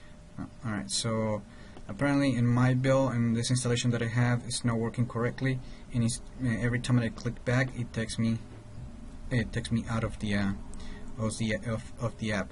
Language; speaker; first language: English; non-native, fluent; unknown